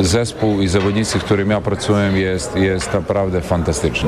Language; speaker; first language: Polish; non-native, fluent; Serbian